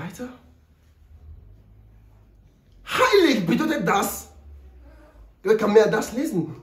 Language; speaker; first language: German; non-native, learner; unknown